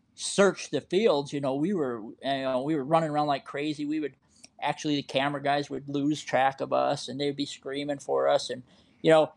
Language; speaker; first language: English; native; English